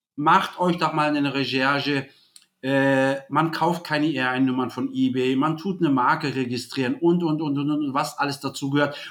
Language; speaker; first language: German; native; German